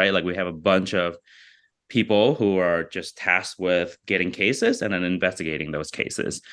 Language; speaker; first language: English; early bilingual, other home language; Vietnamese